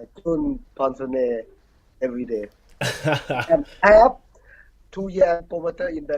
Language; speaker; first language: English; non-native, learner; Thai